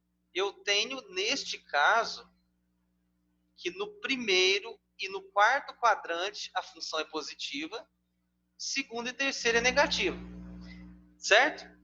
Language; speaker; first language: Portuguese; native; Portuguese